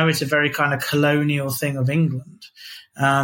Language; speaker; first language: English; native; English